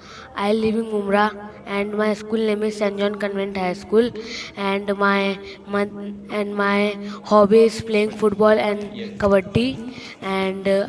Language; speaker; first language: English; non-native, learner; Hindi